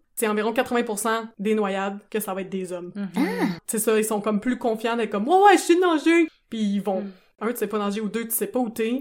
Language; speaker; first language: French; native; French